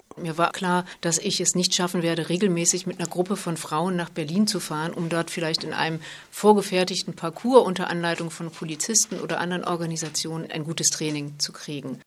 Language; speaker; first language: German; native; German